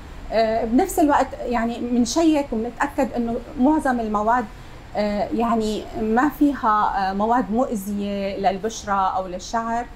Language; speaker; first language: Arabic; native; Arabic